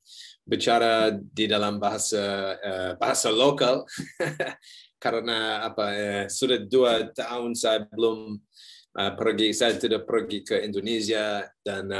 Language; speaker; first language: Indonesian; non-native, learner; English